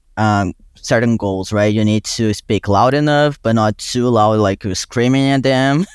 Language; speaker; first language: English; non-native, fluent; Portuguese